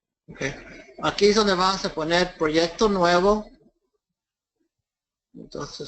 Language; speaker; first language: Spanish; early bilingual, heritage; English